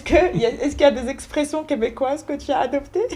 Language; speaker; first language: French; native; French